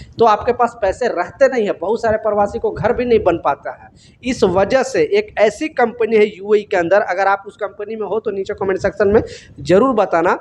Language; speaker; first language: Hindi; native; Hindi